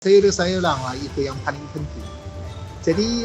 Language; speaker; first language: Indonesian; non-native, learner; Japanese